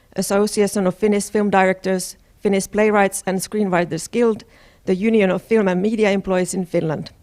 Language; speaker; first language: English; non-native, fluent; Finnish